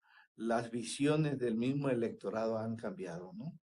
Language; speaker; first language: Spanish; native; Spanish